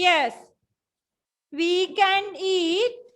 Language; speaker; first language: English; non-native, fluent; Sinhala